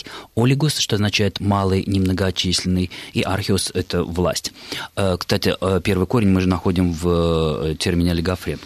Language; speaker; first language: Russian; native; Russian